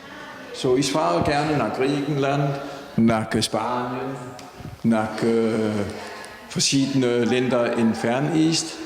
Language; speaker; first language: German; non-native, fluent; Danish